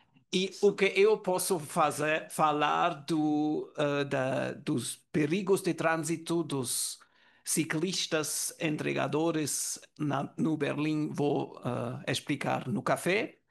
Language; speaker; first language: Portuguese; non-native, learner; German